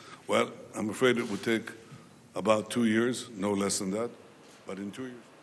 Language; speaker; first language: English; non-native, fluent; Hebrew